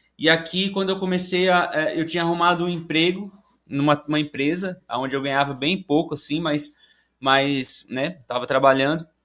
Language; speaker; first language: Portuguese; native; Portuguese